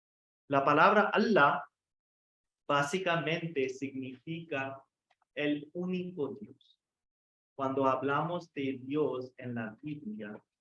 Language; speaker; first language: Spanish; non-native, fluent; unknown